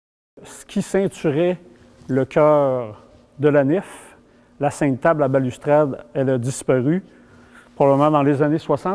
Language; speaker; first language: French; native; French